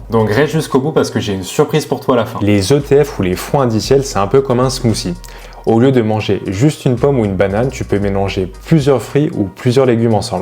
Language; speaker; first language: French; native; French